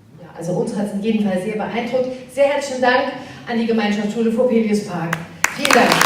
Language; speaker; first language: German; native; German